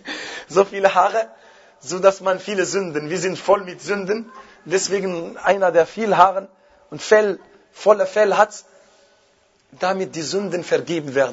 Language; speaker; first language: German; non-native, fluent; Arabic